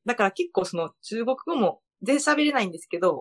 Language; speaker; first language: Japanese; early bilingual, other home language; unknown